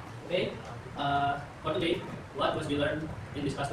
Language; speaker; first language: English; non-native, learner; Indonesian